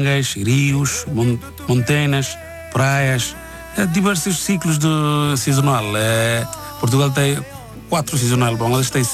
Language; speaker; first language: Portuguese; non-native, learner; Bangla